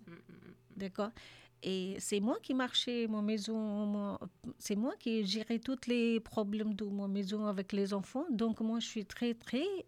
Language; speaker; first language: French; non-native, learner; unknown